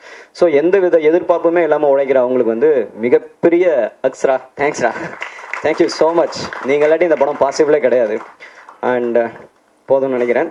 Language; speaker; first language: Tamil; native; Tamil